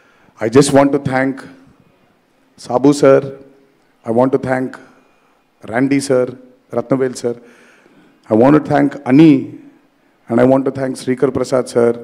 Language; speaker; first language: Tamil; non-native, learner; Telugu